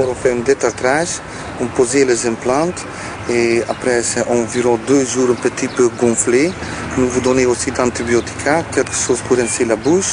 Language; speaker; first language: French; non-native, learner; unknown